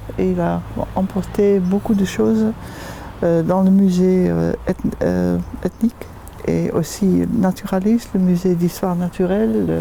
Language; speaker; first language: French; non-native, fluent; Dutch